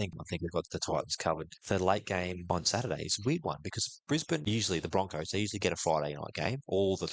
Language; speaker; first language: English; native; English